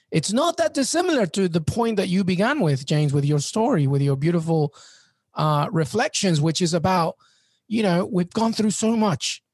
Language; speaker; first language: English; native; English